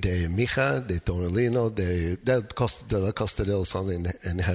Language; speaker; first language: Spanish; non-native, fluent; English